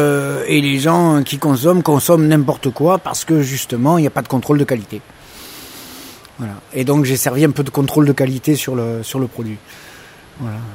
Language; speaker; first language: French; native; French